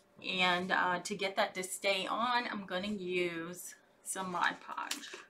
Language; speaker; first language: English; native; English